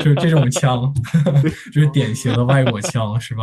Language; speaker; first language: Chinese; non-native, fluent; English